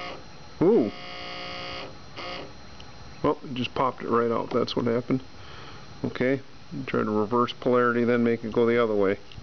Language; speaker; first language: English; native; English